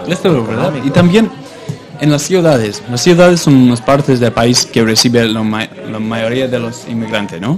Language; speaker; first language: Spanish; non-native, fluent; English